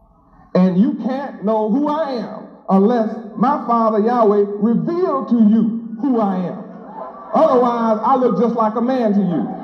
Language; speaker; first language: English; native; English